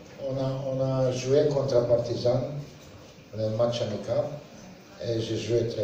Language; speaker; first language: French; non-native, learner; Serbian